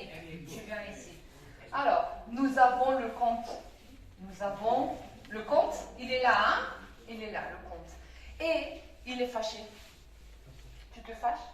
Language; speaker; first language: French; non-native, fluent; Spanish